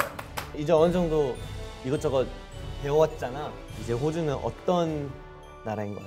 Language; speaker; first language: Korean; early bilingual, heritage; Korean